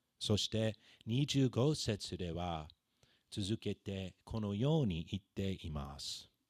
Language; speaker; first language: Japanese; non-native, fluent; English